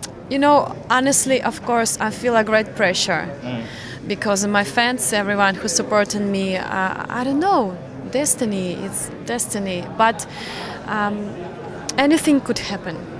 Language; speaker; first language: English; non-native, learner; Ukrainian